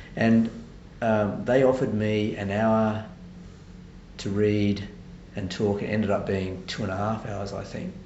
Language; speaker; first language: English; native; English